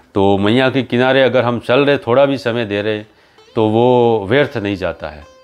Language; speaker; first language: Hindi; native; Hindi